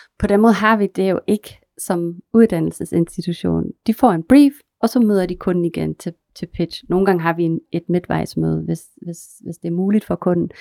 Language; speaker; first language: Danish; non-native, fluent; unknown